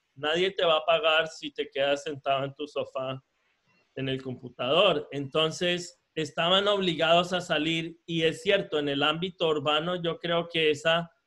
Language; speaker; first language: Spanish; native; Spanish